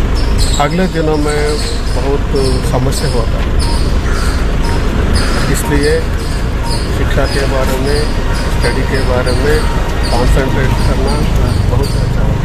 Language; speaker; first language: Hindi; non-native, local second language; Kannada